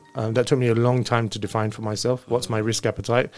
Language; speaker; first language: English; native; English